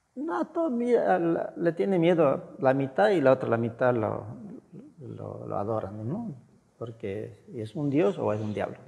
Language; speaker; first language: Spanish; native; Spanish